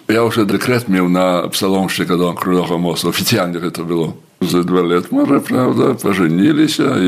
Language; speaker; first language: Ukrainian; native; Ukrainian